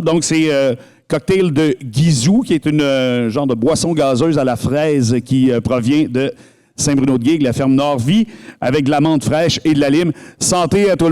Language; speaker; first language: French; native; French